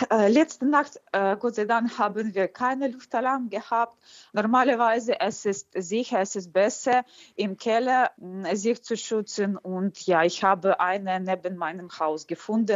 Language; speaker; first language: German; non-native, fluent; Ukrainian